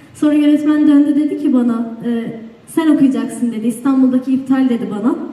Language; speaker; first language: Turkish; native; Turkish